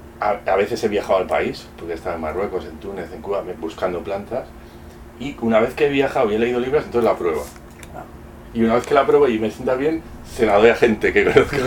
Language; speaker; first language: Spanish; native; Spanish